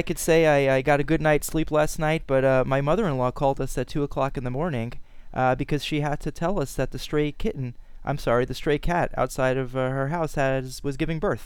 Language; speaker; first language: English; native; English